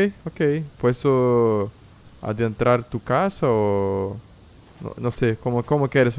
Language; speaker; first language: Spanish; non-native, learner; Portuguese